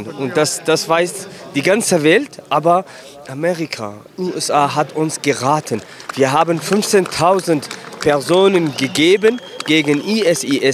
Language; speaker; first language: German; non-native, learner; Kurdish